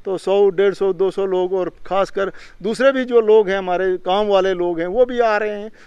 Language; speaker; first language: Hindi; native; Hindi